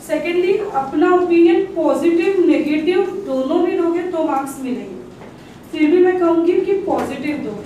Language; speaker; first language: Hindi; non-native, local second language; Marathi